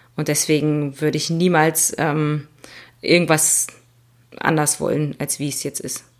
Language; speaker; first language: German; native; German